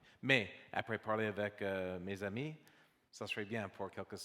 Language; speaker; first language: French; non-native, learner; English